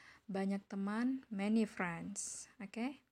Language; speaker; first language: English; non-native, fluent; Indonesian